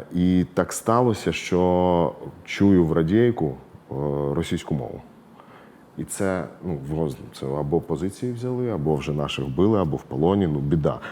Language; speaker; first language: Ukrainian; non-native, local second language; Russian